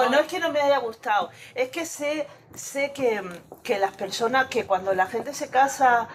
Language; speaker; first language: Spanish; native; Spanish